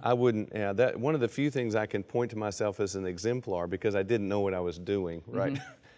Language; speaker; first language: English; native; English